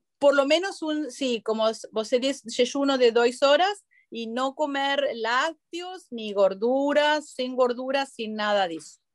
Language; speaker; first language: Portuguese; non-native, learner; Spanish